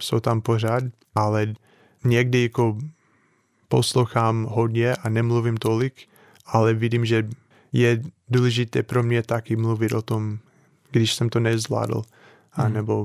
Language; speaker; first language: Czech; non-native, fluent; English